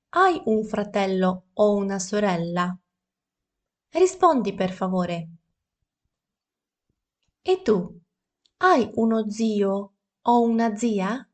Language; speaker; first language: Italian; non-native, fluent; Ukrainian